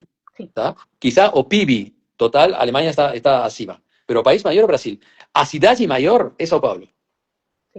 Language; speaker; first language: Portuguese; non-native, fluent; Spanish